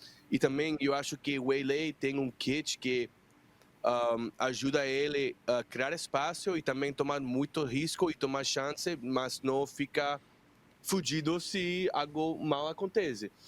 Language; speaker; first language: Portuguese; non-native, fluent; Spanish